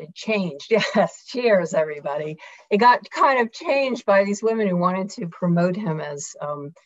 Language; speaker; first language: English; native; English